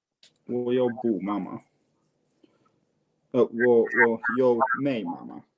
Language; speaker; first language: Chinese; non-native, learner; English